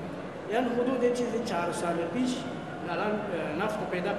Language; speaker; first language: Persian; non-native, learner; Malagasy